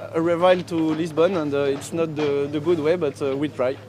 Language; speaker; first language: English; non-native, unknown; French